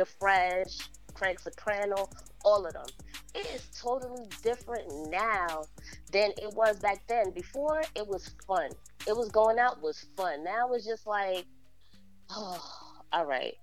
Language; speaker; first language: English; native; English